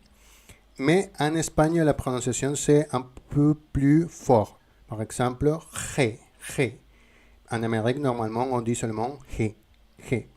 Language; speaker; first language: French; non-native, fluent; Spanish